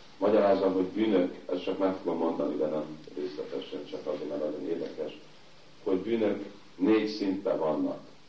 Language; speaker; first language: Hungarian; early bilingual, heritage; Hungarian